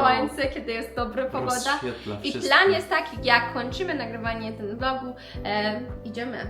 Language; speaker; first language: Polish; non-native, learner; Persian